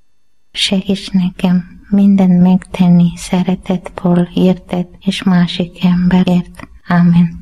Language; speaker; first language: Hungarian; non-native, learner; Malayalam